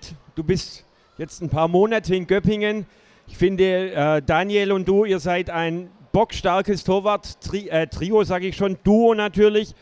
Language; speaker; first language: German; native; German